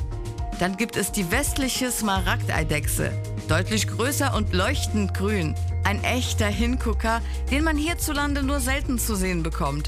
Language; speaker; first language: German; native; German